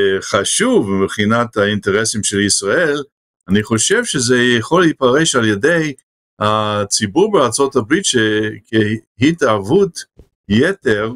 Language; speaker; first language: Hebrew; non-native, fluent; English